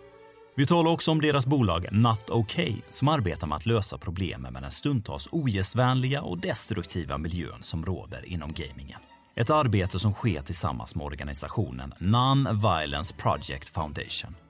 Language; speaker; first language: Swedish; native; Swedish